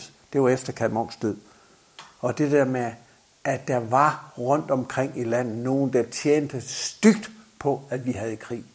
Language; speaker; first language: Danish; native; Danish